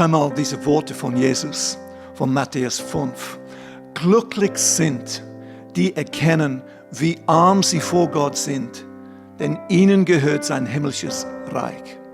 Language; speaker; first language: German; non-native, fluent; English